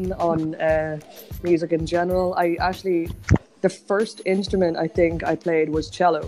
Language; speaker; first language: English; native; English